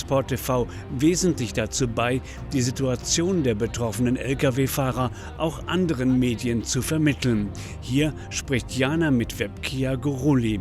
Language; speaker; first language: German; native; German